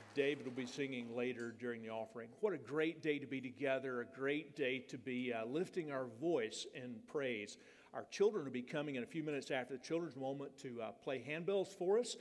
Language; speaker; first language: English; native; English